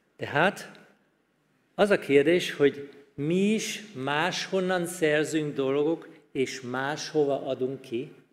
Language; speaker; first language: Hungarian; non-native, fluent; German